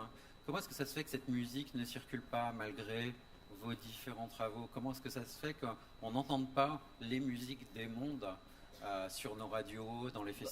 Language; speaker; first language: French; native; French